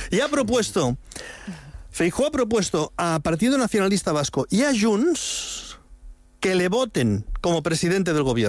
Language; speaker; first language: Spanish; native; Spanish